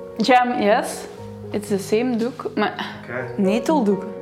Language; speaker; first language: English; non-native, learner; Dutch